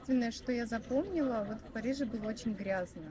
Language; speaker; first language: Russian; native; Russian